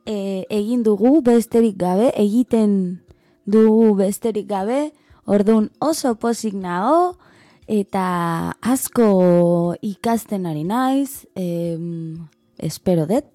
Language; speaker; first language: Basque; non-native, learner; Spanish